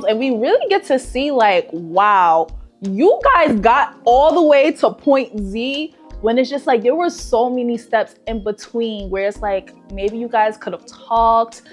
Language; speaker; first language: English; native; English